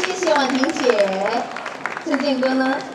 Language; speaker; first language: Chinese; native; Chinese